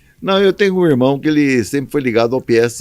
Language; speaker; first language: Portuguese; native; Portuguese